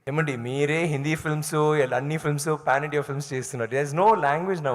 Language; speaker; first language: Telugu; non-native, local second language; Tamil